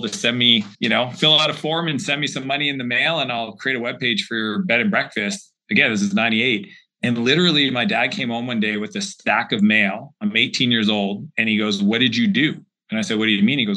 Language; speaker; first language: English; native; English